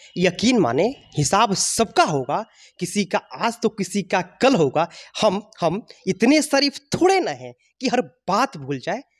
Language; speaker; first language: Hindi; native; Hindi